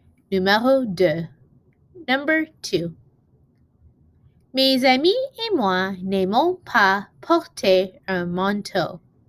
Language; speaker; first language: French; non-native, learner; English